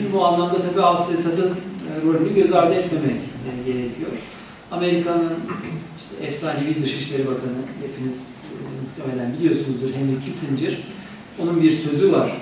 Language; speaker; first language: Turkish; native; Turkish